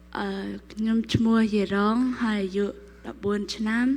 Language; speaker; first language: Khmer; non-native, local second language; Korean